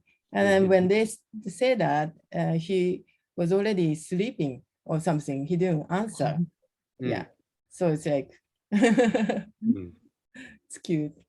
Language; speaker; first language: English; non-native, learner; Japanese